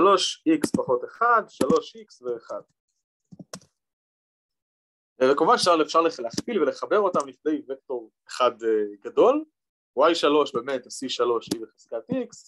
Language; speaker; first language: Hebrew; native; Hebrew